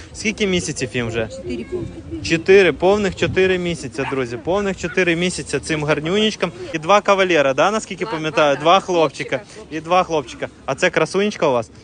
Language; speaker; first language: Ukrainian; non-native, local second language; Russian